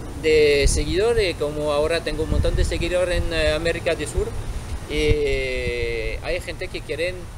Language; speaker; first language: Spanish; non-native, fluent; French